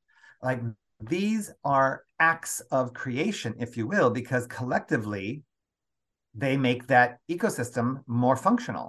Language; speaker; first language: English; native; English